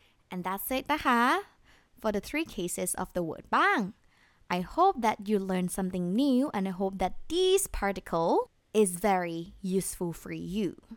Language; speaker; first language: English; non-native, fluent; Thai